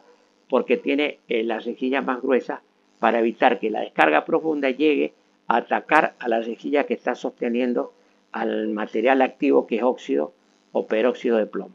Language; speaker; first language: Spanish; native; Spanish